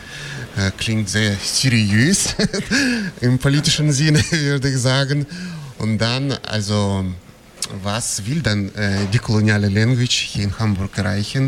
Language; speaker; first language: German; non-native, fluent; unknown